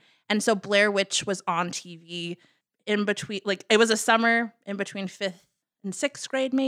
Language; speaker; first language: English; native; English